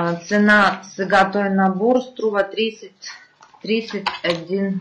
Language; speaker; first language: Bulgarian; non-native, fluent; Russian